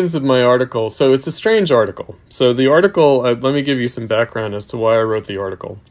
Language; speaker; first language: English; native; English